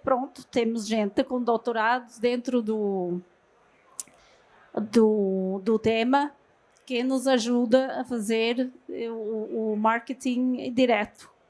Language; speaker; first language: Portuguese; non-native, fluent; Norwegian